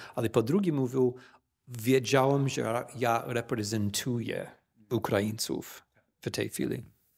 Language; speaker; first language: Polish; non-native, fluent; English